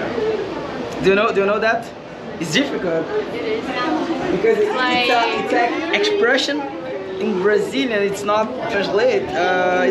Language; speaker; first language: English; non-native, learner; Portuguese